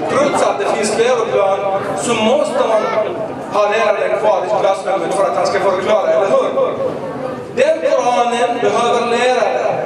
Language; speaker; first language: Swedish; early bilingual, other home language; Arabic